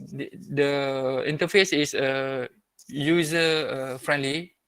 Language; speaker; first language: English; non-native, local second language; Malay